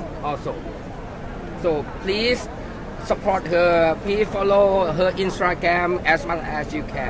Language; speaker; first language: English; non-native, learner; Thai